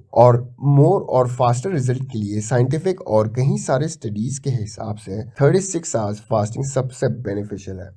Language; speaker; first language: Hindi; native; Hindi